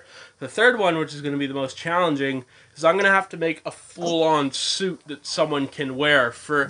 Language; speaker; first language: English; native; English